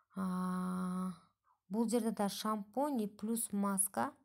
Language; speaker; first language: Russian; non-native, local second language; Kyrgyz